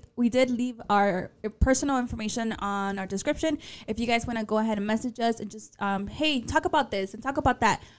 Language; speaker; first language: English; early bilingual, other home language; Spanish